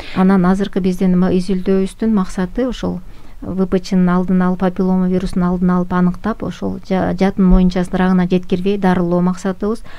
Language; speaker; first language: Kyrgyz; native; Kyrgyz